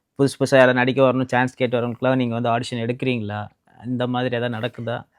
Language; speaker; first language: Tamil; native; Tamil